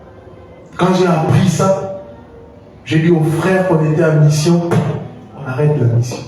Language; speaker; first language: French; non-native, local second language; Lingala